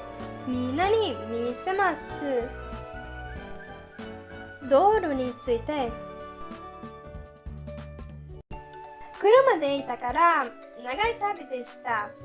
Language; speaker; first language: Japanese; non-native, learner; Portuguese